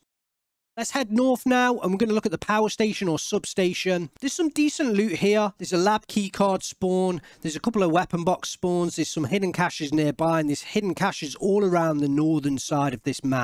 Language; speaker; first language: English; native; English